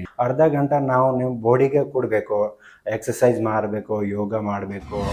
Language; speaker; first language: Kannada; non-native, local second language; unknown